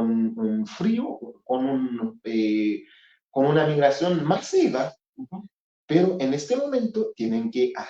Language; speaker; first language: Spanish; non-native, fluent; Haitian Creole